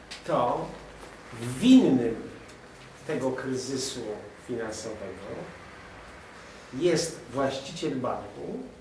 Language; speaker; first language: Polish; native; Polish